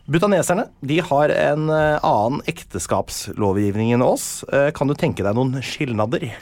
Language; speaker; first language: Norwegian; native; Norwegian